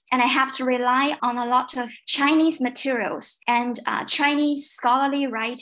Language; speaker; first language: English; non-native, fluent; Cantonese